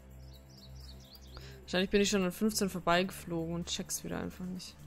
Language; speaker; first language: German; native; German